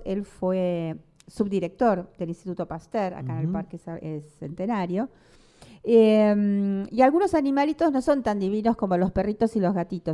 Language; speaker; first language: Spanish; native; Spanish